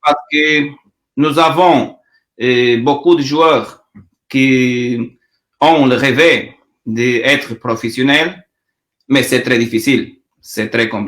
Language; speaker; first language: French; non-native, learner; Portuguese